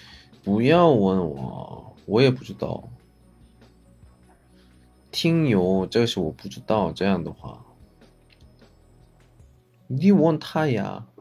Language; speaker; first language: Chinese; non-native, learner; Korean